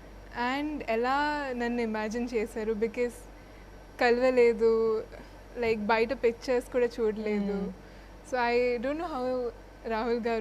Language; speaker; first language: Telugu; non-native, fluent; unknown